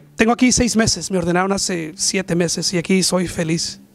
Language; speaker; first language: Spanish; early bilingual, heritage; Spanish